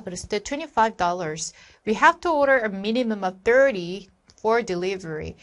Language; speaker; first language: English; non-native, fluent; Korean